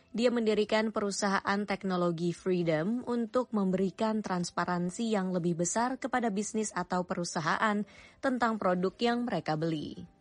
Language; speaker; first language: Indonesian; native; Indonesian